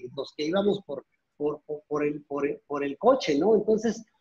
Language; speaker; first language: Spanish; native; Spanish